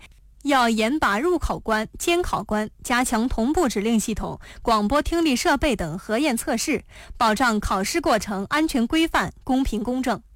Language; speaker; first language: Chinese; native; Chinese